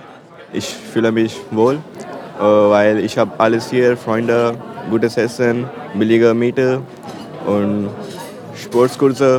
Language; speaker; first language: German; non-native, learner; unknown